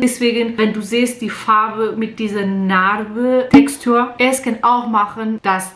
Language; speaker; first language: German; non-native, learner; Portuguese